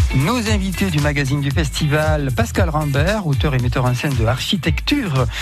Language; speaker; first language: French; native; French